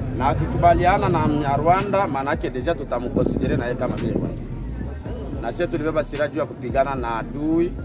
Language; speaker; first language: Swahili; native; Swahili